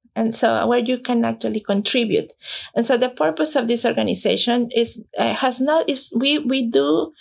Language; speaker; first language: English; non-native, fluent; Spanish